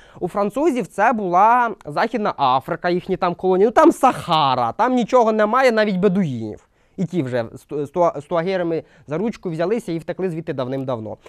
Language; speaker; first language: Ukrainian; non-native, local second language; Russian